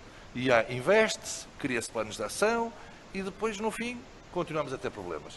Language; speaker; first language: Portuguese; native; Portuguese